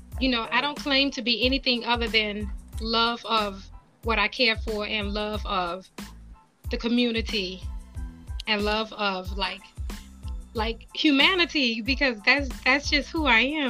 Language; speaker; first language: English; native; English